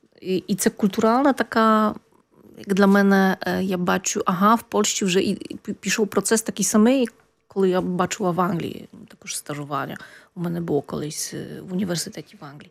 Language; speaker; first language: Ukrainian; non-native, fluent; Polish